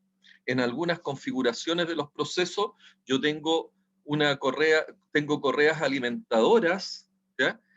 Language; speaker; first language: Spanish; native; Spanish